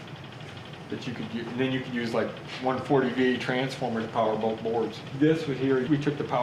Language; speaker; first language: English; native; English